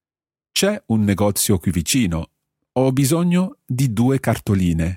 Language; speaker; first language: Italian; non-native, fluent; English